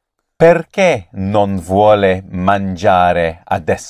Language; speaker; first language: Italian; non-native, learner; English